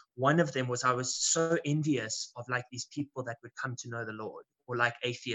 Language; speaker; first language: English; native; English